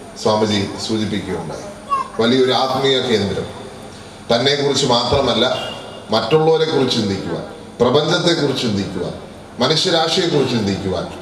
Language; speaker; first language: Malayalam; native; Malayalam